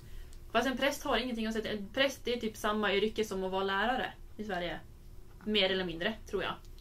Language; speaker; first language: Swedish; native; Swedish